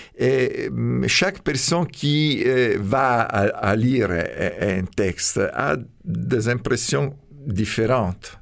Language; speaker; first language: French; non-native, fluent; Italian